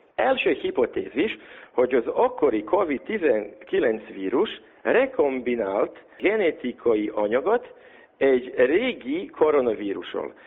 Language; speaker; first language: Hungarian; non-native, local second language; Serbian